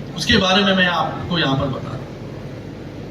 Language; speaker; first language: Hindi; non-native, local second language; Marathi